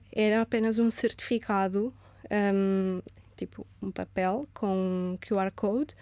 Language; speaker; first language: Portuguese; early bilingual, other home language; Romanian